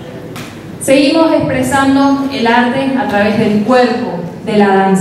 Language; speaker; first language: Spanish; native; Spanish